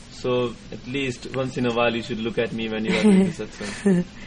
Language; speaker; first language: English; non-native, local second language; Punjabi